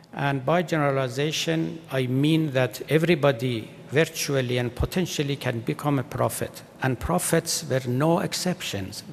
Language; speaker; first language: English; non-native, fluent; Persian